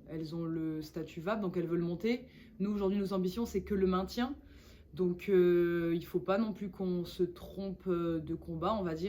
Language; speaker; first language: French; native; French